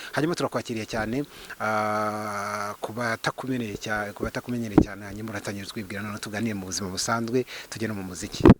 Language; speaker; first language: Kinyarwanda; native; Kinyarwanda